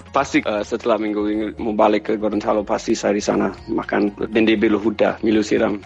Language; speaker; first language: Indonesian; non-native, fluent; English